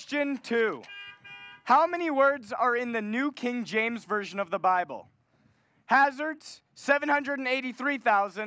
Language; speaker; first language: English; native; English